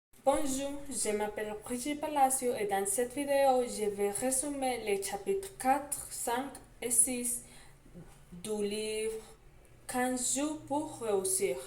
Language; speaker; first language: French; non-native, learner; Spanish